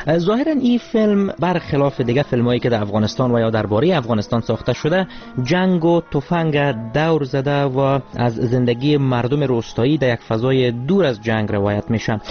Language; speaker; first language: Persian; native; Persian